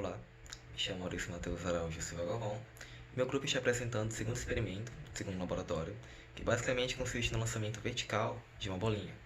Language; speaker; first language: Portuguese; native; Portuguese